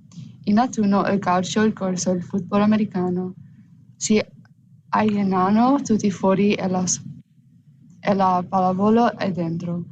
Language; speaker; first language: Italian; non-native, learner; English